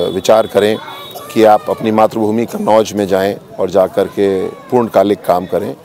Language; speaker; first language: Hindi; native; Hindi